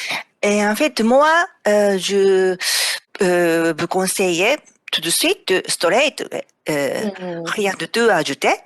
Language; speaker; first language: French; non-native, fluent; Japanese